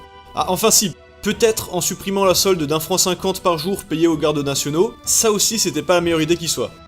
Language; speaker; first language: French; native; French